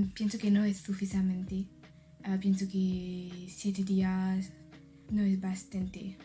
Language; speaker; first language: Spanish; non-native, learner; French